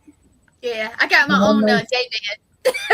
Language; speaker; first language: English; native; English